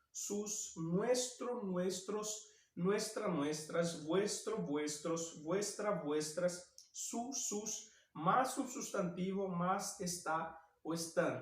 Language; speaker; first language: Spanish; non-native, fluent; Portuguese